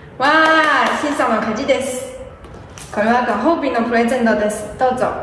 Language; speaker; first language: Japanese; non-native, learner; Chinese